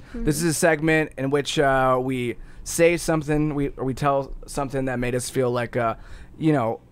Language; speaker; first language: English; native; English